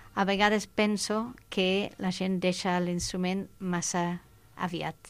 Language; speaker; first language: Catalan; non-native, fluent; English